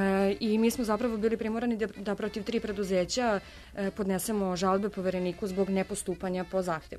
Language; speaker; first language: Serbian; native; Serbian